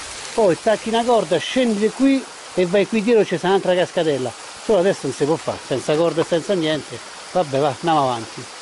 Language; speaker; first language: Italian; native; Italian